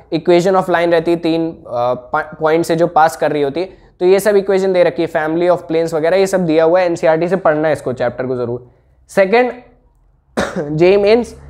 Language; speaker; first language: Hindi; native; Hindi